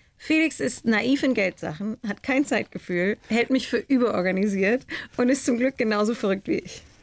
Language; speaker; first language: German; native; German